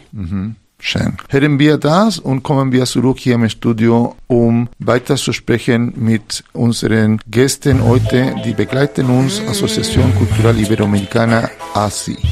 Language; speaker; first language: German; non-native, fluent; Spanish